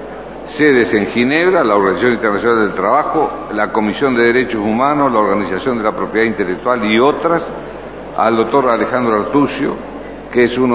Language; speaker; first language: Spanish; native; Spanish